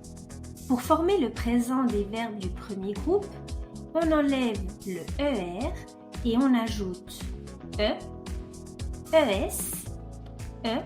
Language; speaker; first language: French; non-native, fluent; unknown